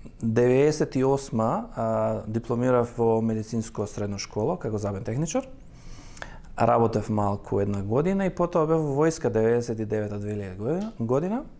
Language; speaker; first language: Macedonian; native; Macedonian